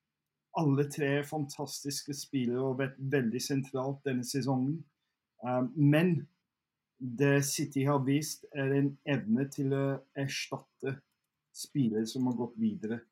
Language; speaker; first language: Norwegian; non-native, fluent; English